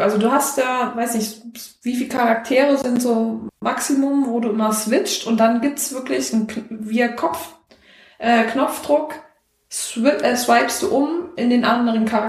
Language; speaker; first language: German; native; German